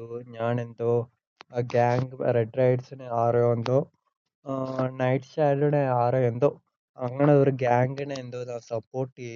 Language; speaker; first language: Malayalam; early bilingual, heritage; Malayalam